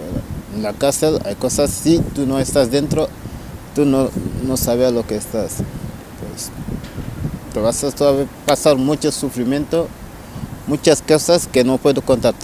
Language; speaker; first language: Spanish; non-native, learner; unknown